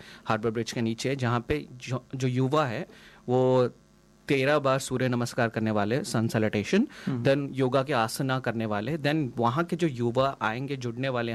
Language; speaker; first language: Hindi; non-native, local second language; Odia